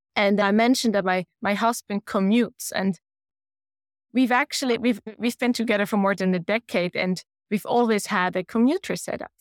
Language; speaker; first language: English; non-native, fluent; German